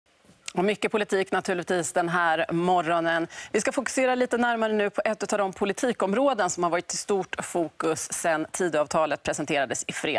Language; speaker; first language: Swedish; native; Swedish